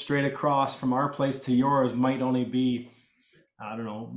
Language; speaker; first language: English; native; English